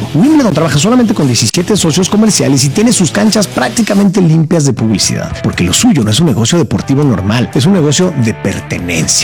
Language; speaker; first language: Spanish; native; Spanish